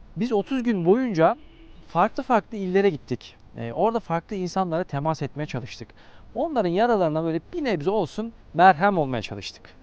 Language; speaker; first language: Turkish; native; Turkish